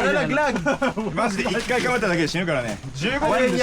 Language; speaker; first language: Japanese; native; Japanese